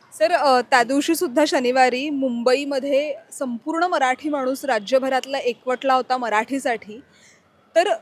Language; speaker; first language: Marathi; native; Marathi